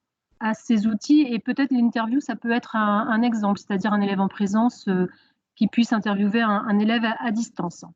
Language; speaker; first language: French; native; French